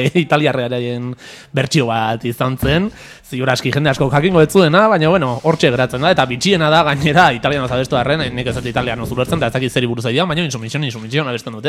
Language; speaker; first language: Basque; native; Basque